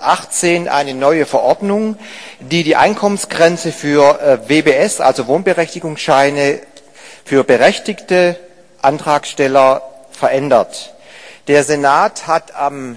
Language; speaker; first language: German; native; German